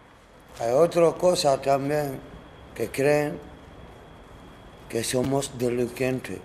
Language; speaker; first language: Spanish; non-native, learner; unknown